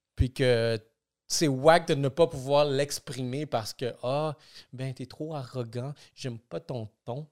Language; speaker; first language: French; early bilingual, other home language; Spanish